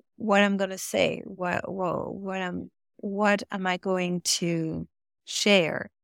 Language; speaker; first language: English; non-native, fluent; French